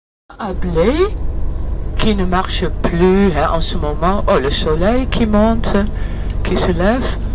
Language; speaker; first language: French; early bilingual, heritage; Dutch